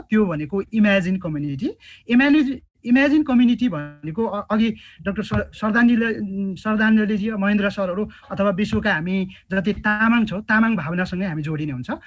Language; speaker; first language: Nepali; non-native, local second language; Eastern Tamang